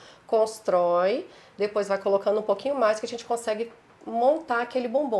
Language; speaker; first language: Portuguese; native; Portuguese